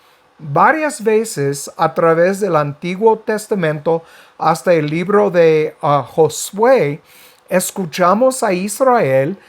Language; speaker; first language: Spanish; non-native, fluent; English